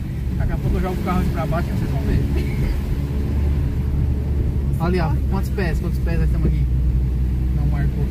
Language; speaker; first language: Portuguese; native; Portuguese